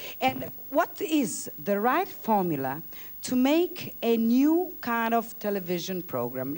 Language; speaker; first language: English; non-native, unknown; Italian